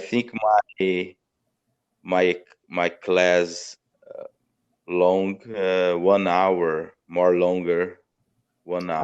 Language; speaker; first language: English; non-native, learner; Portuguese